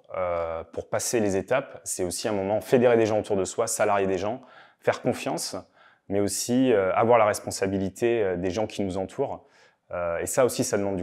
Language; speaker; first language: French; native; French